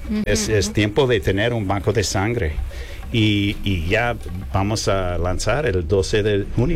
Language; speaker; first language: Spanish; non-native, learner; English